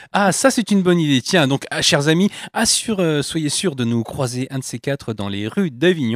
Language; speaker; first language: French; native; French